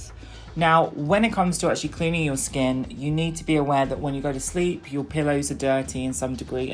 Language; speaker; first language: English; native; English